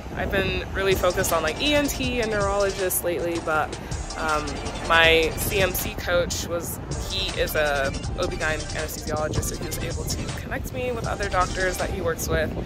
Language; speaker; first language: English; native; English